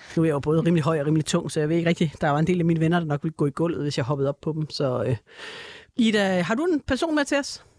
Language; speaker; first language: Danish; native; Danish